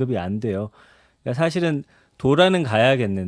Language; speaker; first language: Korean; native; Korean